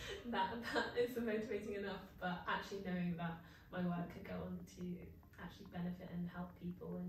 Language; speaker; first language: English; native; English